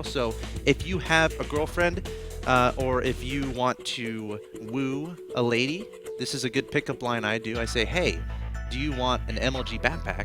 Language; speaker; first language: English; native; English